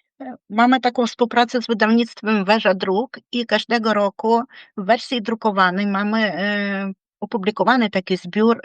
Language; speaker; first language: Polish; non-native, fluent; Ukrainian